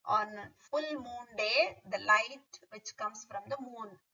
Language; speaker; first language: English; non-native, local second language; Kannada